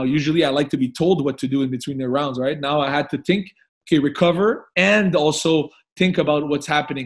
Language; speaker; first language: English; non-native, fluent; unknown